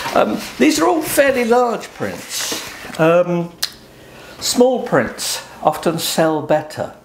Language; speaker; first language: English; native; English